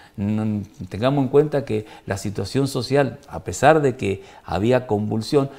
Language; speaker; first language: Spanish; native; Spanish